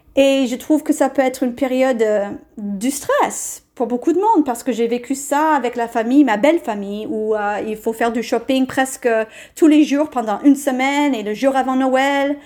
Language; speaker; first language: French; non-native, fluent; English